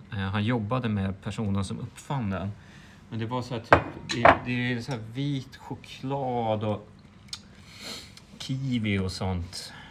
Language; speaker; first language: Swedish; native; Swedish